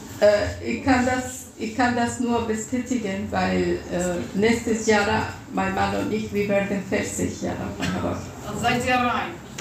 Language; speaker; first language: German; non-native, fluent; Russian